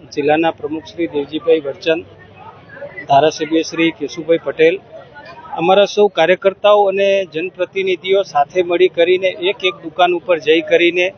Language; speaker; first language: Gujarati; native; Gujarati